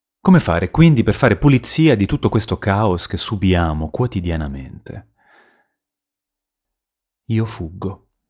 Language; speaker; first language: Italian; native; Italian